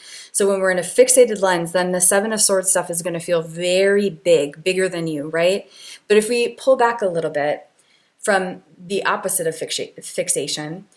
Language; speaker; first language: English; native; English